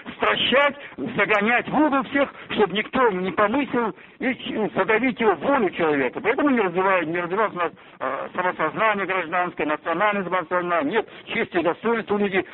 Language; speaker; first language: Russian; non-native, local second language; Uzbek